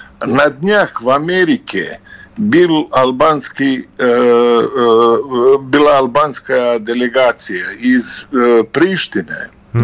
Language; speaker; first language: Russian; non-native, fluent; Serbian